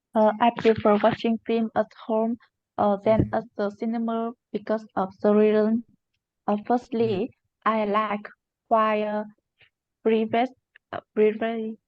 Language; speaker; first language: English; non-native, learner; Vietnamese